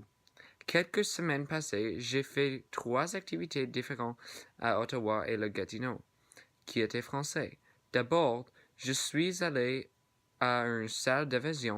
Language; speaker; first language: French; non-native, learner; English